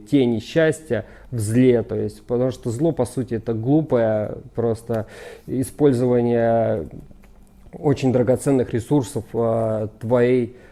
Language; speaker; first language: Russian; native; Russian